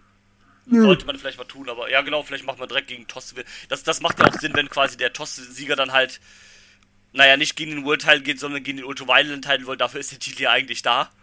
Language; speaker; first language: German; native; German